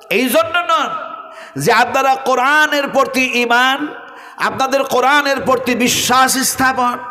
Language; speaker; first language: Bangla; non-native, local second language; Urdu